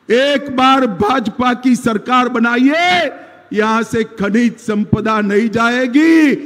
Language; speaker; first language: Hindi; non-native, local second language; Gujarati